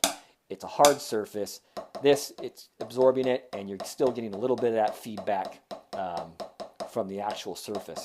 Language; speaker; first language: English; native; English